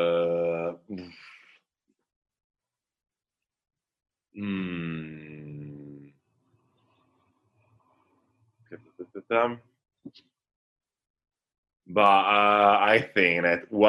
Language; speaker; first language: English; non-native, fluent; Italian